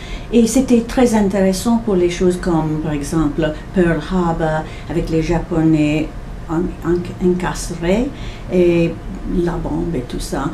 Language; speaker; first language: French; non-native, fluent; English